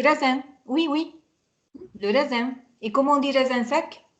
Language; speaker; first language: French; non-native, fluent; Hungarian